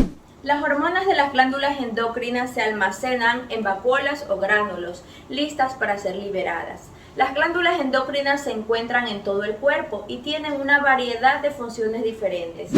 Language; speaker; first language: Spanish; native; Spanish